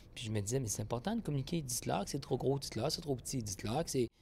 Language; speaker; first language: French; native; French